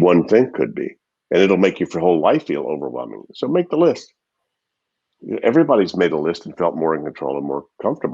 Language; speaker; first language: English; native; English